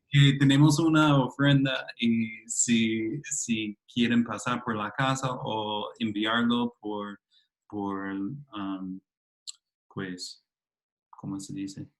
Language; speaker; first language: Spanish; non-native, fluent; English